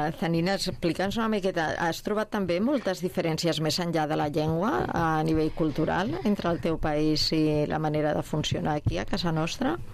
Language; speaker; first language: Catalan; native; Catalan